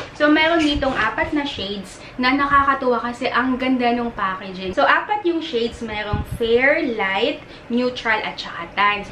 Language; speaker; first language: Filipino; native; Filipino